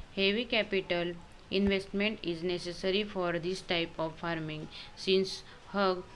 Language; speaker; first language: English; non-native, local second language; Hindi